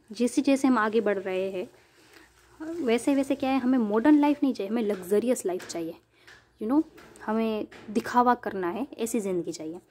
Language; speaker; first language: Hindi; non-native, local second language; Gujarati